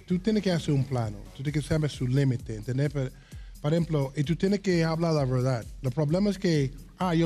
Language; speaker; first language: Spanish; non-native, learner; English